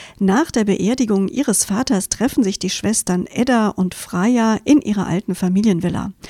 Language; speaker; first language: German; native; German